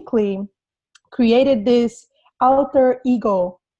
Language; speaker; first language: English; non-native, fluent; Spanish